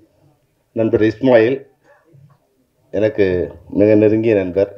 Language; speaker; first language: Tamil; native; Tamil